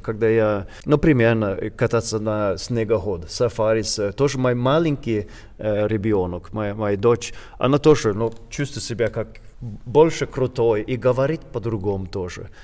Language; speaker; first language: Russian; non-native, learner; Swedish